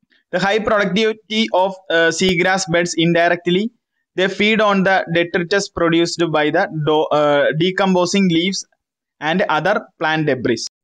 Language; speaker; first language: English; non-native, local second language; Malayalam